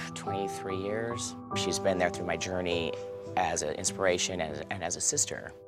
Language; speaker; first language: English; native; English